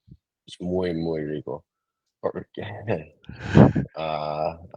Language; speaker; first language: Spanish; non-native, learner; English